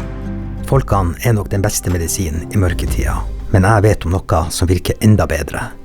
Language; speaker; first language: Norwegian; native; Norwegian